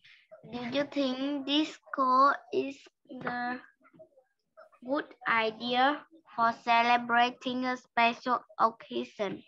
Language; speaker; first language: English; non-native, learner; Vietnamese